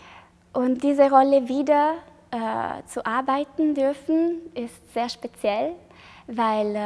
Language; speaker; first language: German; non-native, fluent; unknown